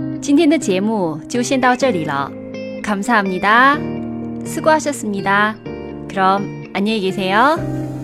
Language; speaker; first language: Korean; non-native, fluent; Chinese